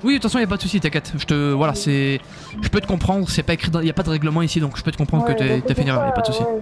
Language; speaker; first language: French; native; French